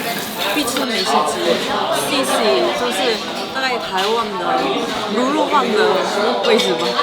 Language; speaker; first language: Chinese; non-native, fluent; Korean